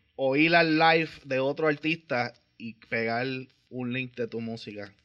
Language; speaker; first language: Spanish; native; Spanish